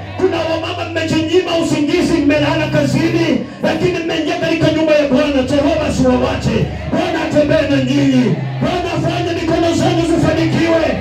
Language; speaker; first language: Swahili; non-native, local second language; Luyia